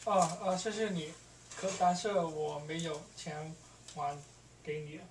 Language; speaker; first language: Chinese; non-native, learner; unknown